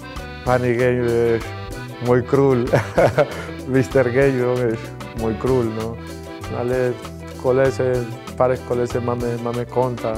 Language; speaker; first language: Polish; non-native, learner; Spanish